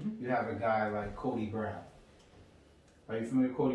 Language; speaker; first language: English; native; English